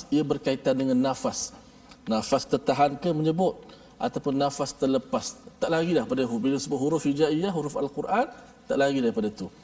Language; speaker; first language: Malay; native; Malay